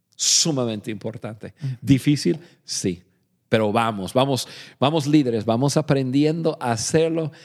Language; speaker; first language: Spanish; non-native, fluent; English